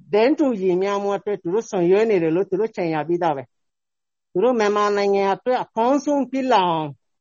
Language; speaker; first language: Burmese; non-native, local second language; Rohingya